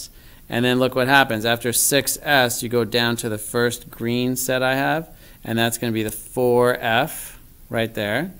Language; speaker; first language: English; native; English